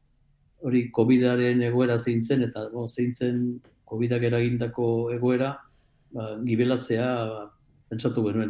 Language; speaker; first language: Basque; native; Basque